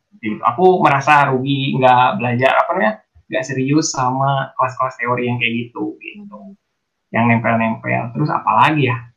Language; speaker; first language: Indonesian; native; Indonesian